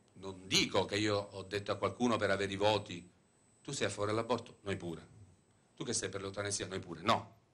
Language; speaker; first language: Italian; native; Italian